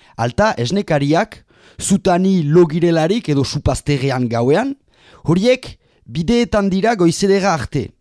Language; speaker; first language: Basque; native; Basque